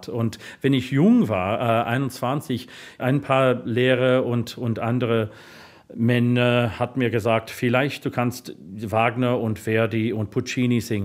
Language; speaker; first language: German; non-native, fluent; English